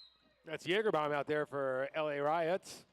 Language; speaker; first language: English; native; English